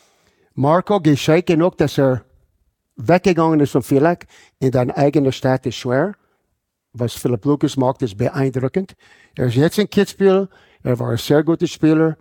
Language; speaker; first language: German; non-native, fluent; English